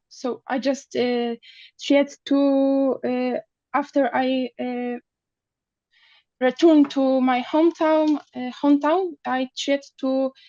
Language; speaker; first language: English; non-native, learner; Polish